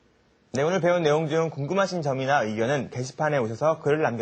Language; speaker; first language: Korean; native; Korean